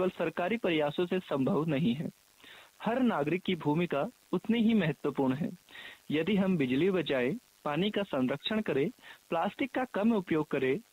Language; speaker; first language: Hindi; native; Hindi